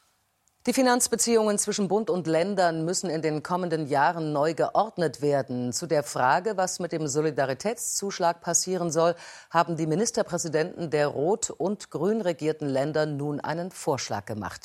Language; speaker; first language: German; native; German